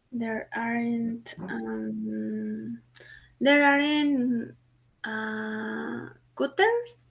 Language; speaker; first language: English; non-native, learner; Spanish